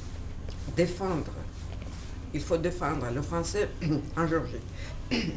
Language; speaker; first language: French; non-native, fluent; Georgian